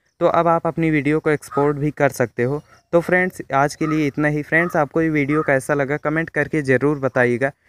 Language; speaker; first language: Hindi; native; Hindi